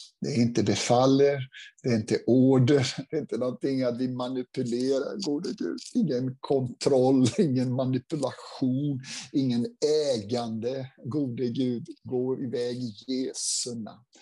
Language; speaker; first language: Swedish; non-native, fluent; Portuguese